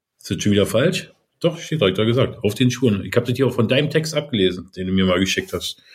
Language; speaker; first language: German; native; German